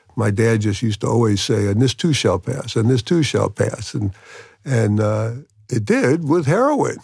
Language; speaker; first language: English; native; English